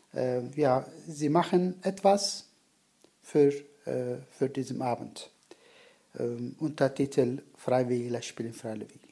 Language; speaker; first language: German; non-native, learner; Turkish